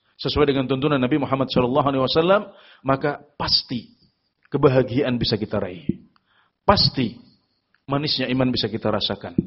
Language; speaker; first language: Indonesian; native; Indonesian